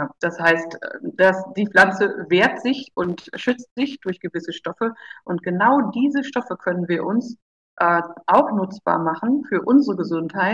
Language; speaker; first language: German; native; German